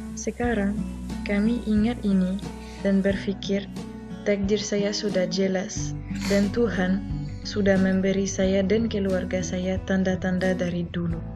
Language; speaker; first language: Indonesian; non-native, fluent; French